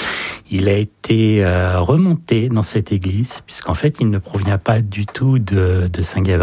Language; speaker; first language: French; native; French